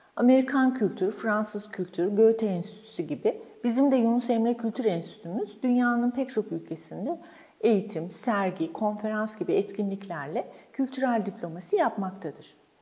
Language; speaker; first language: Turkish; native; Turkish